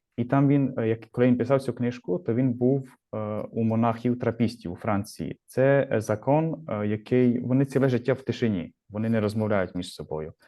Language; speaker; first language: Ukrainian; native; Ukrainian